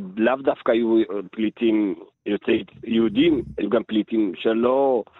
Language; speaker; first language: Hebrew; early bilingual, other home language; Amharic